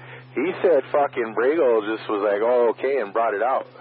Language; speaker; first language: English; native; English